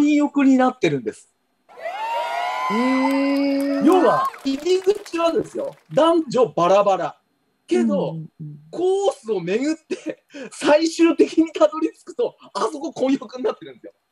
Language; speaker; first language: Japanese; native; Japanese